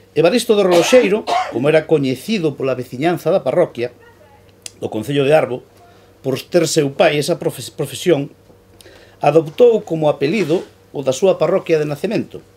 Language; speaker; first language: Galician; native; Galician